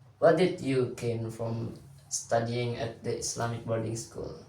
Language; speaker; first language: English; non-native, learner; Indonesian